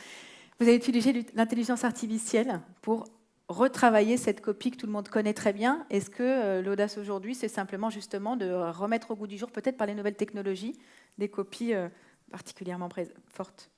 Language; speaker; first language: French; native; French